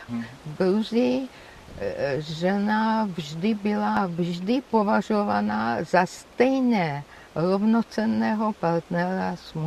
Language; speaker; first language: Czech; non-native, fluent; Georgian